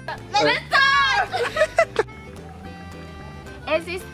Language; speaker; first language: German; non-native, learner; Thai